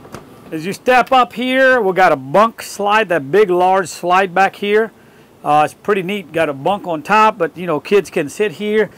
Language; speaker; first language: English; non-native, fluent; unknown